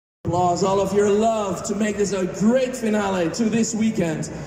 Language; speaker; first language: English; non-native, fluent; Dutch